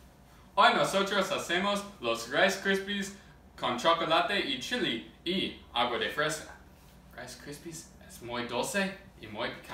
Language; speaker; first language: Spanish; non-native, learner; English